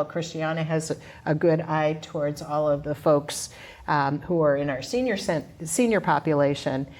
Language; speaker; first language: English; native; English